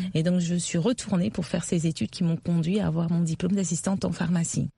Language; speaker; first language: French; non-native, local second language; Lingala